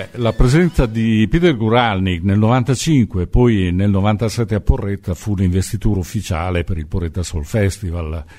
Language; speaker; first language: Italian; native; Italian